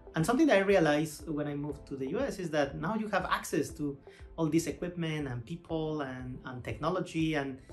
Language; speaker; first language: English; non-native, fluent; Spanish